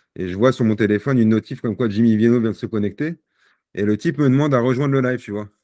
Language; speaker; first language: French; native; French